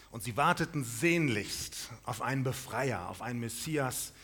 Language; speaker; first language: German; native; German